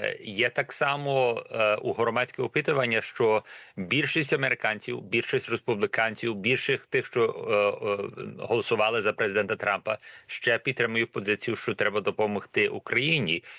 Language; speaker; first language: Ukrainian; early bilingual, heritage; Ukrainian